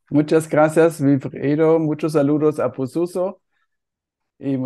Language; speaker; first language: Spanish; non-native, fluent; German